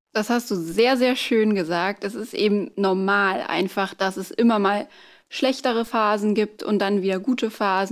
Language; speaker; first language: German; native; German